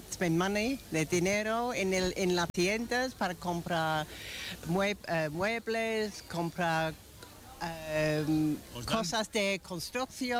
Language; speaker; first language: Spanish; non-native, learner; English